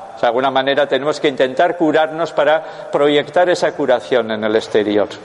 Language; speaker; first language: Spanish; non-native, local second language; Basque